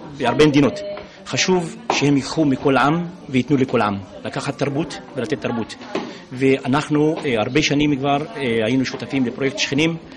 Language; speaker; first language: Hebrew; non-native, local second language; Adyghe